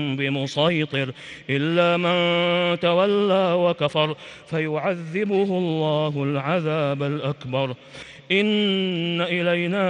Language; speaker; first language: Arabic; native; Arabic